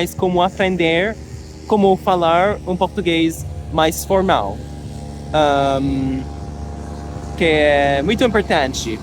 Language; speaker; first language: Portuguese; non-native, learner; English